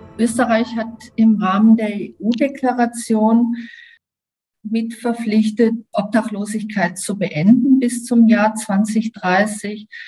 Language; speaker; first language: German; native; German